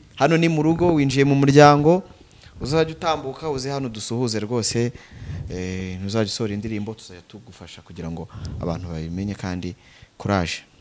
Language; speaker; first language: Kinyarwanda; native; Kinyarwanda